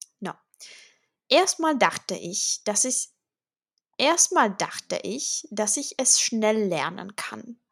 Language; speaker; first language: German; non-native, fluent; Czech